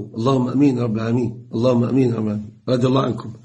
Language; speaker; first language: Arabic; native; Arabic